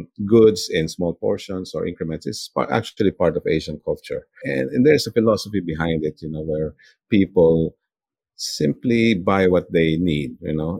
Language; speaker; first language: English; non-native, local second language; Filipino